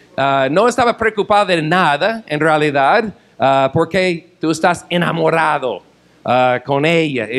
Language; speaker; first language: Spanish; non-native, fluent; English